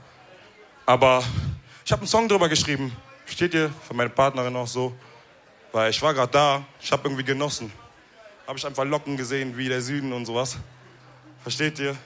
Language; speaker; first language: German; early bilingual, other home language; Wolof